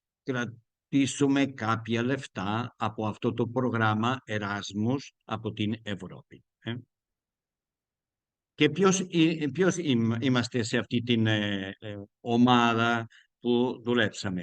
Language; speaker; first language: Greek; non-native, learner; Spanish